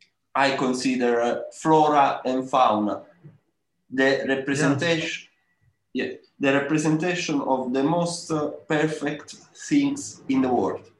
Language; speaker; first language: English; non-native, learner; Italian